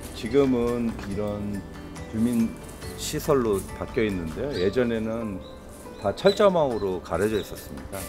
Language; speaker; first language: Korean; native; Korean